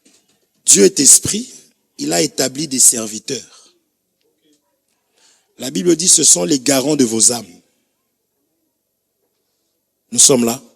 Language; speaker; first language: French; non-native, local second language; Lingala